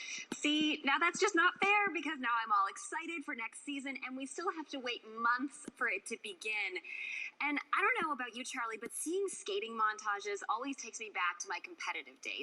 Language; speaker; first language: English; native; English